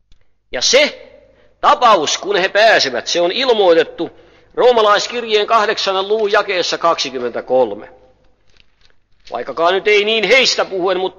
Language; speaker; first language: Finnish; native; Finnish